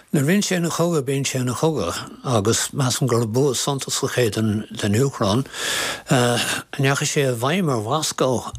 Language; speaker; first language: Irish; native; Irish